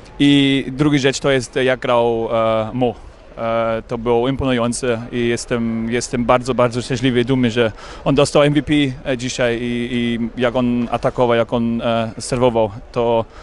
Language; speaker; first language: Polish; non-native, learner; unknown